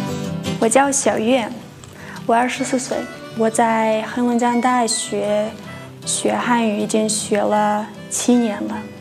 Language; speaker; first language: Chinese; non-native, fluent; Russian